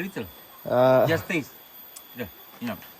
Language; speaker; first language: English; non-native, learner; Indonesian